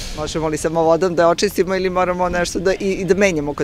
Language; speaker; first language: Serbian; native; Serbian